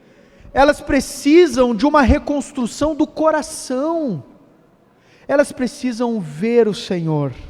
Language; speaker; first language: Portuguese; native; Portuguese